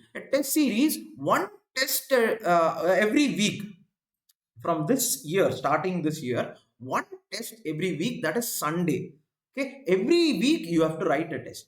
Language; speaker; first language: English; non-native, local second language; Tamil